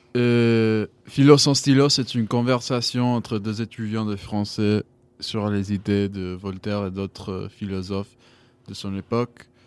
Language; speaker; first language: French; non-native, fluent; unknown